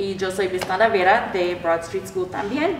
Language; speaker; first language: Spanish; early bilingual, heritage; Spanish